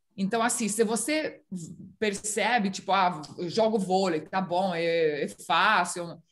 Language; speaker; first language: Portuguese; non-native, fluent; Romanian